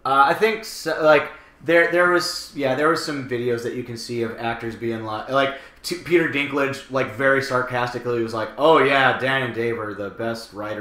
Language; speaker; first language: English; native; English